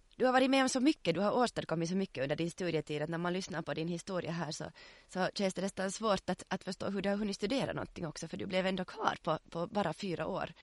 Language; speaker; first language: Swedish; native; Swedish